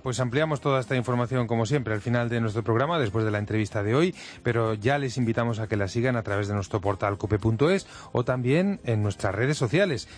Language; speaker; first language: Spanish; native; Spanish